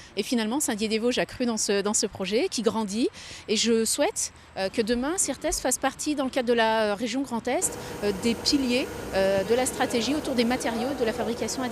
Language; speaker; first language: French; native; French